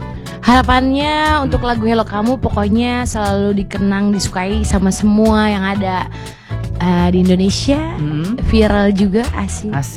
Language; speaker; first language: Indonesian; native; Indonesian